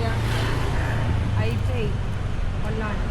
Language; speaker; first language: English; non-native, learner; Arabic